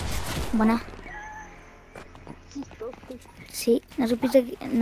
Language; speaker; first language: Spanish; native; Spanish